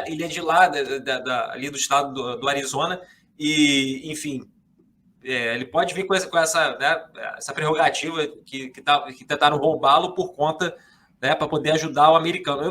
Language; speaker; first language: Portuguese; native; Portuguese